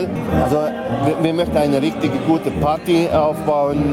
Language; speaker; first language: German; non-native, local second language; Hungarian